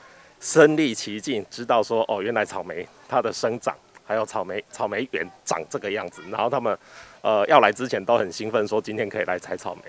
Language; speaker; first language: Chinese; native; Chinese